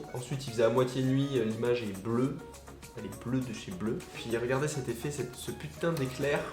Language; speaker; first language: French; native; French